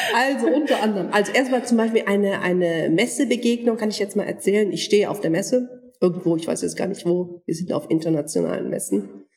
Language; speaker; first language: German; non-native, fluent; Turkish